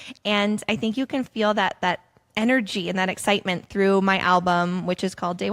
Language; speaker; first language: English; native; English